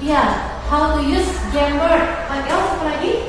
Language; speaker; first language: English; non-native, fluent; Indonesian